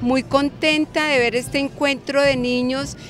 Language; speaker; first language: Spanish; native; Spanish